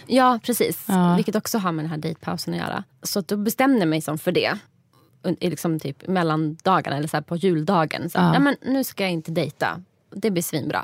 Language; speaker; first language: Swedish; native; Swedish